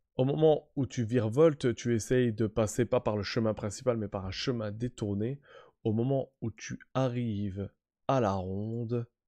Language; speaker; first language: French; native; French